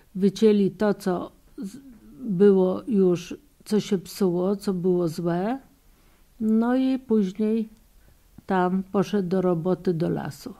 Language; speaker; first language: Polish; native; Polish